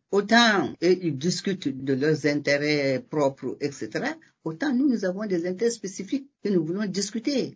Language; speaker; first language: French; non-native, local second language; Bambara